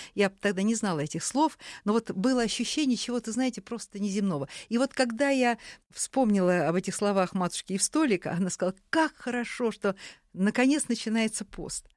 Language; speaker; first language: Russian; native; Russian